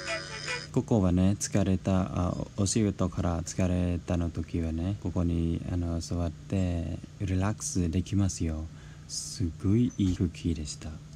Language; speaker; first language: Japanese; non-native, learner; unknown